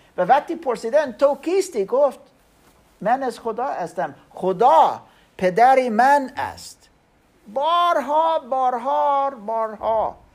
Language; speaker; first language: Persian; non-native, learner; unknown